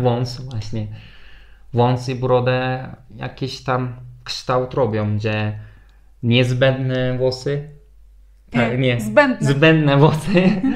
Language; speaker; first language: Polish; non-native, fluent; Turkish